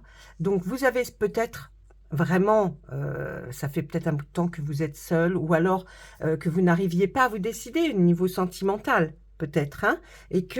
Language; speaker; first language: French; native; French